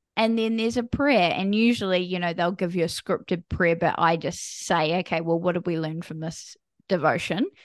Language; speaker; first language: English; native; English